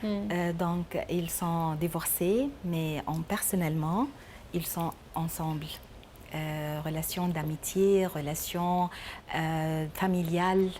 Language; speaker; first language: French; non-native, learner; Arabic